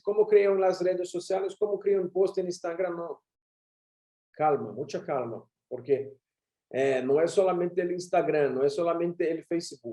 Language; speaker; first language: Spanish; non-native, learner; Portuguese